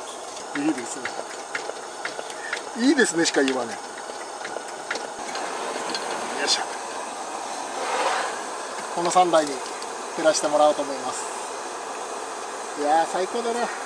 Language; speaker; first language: Japanese; native; Japanese